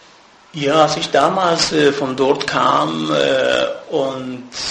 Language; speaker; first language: German; non-native, fluent; Persian